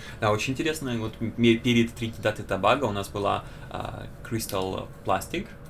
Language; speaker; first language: Russian; native; Russian